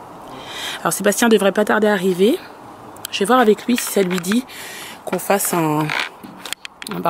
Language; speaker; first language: French; native; French